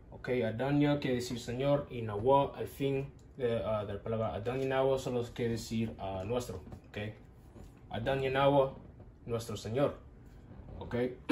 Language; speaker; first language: Spanish; non-native, learner; English